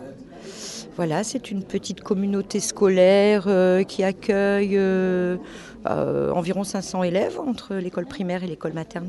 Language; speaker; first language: French; native; French